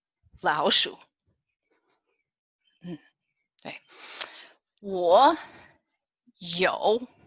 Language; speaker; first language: Chinese; non-native, fluent; English